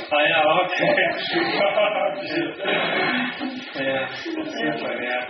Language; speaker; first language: German; non-native, learner; Slovenian